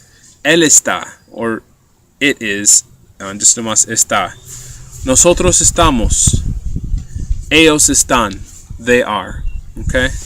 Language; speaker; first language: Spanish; non-native, fluent; English